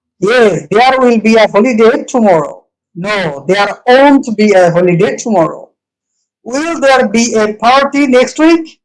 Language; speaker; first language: English; non-native, local second language; Bangla